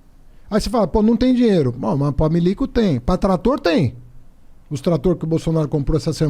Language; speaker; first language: Portuguese; native; Portuguese